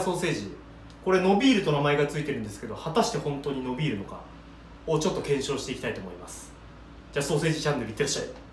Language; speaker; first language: Japanese; native; Japanese